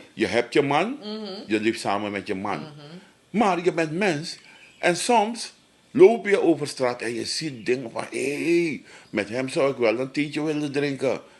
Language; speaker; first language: Dutch; native; Dutch